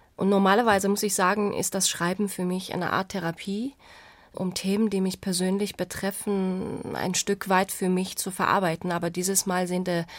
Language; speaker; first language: German; non-native, fluent; Persian